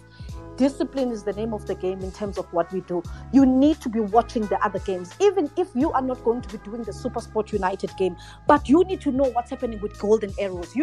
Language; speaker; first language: English; non-native, local second language; Zulu